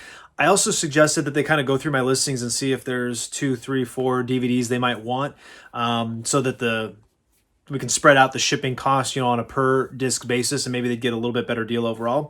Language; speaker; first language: English; native; English